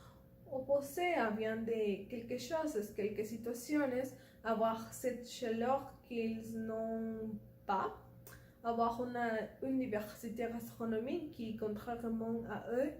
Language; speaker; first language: French; non-native, learner; Spanish